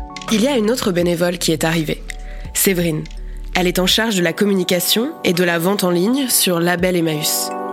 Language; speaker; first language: French; native; French